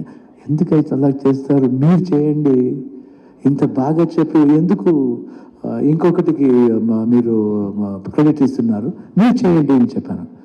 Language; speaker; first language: Telugu; non-native, learner; Kannada